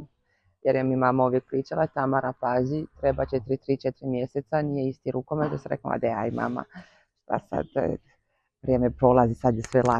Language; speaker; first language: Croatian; early bilingual, heritage; Croatian